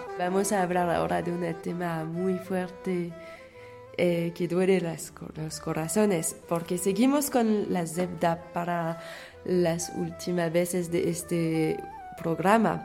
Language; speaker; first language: Spanish; non-native, learner; French